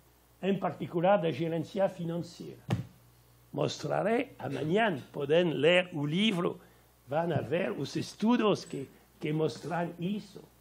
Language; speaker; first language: Portuguese; non-native, learner; French